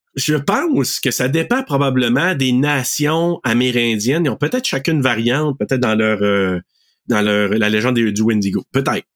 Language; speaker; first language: French; native; French